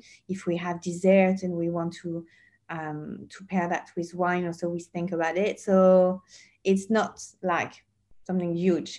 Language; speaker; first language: English; non-native, fluent; French